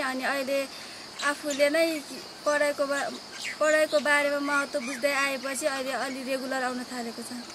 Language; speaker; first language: Nepali; non-native, local second language; Eastern Tamang